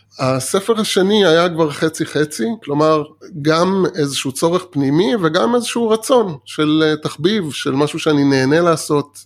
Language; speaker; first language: Hebrew; early bilingual, other home language; Persian